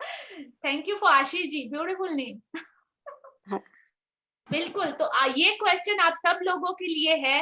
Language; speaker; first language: Hindi; native; Hindi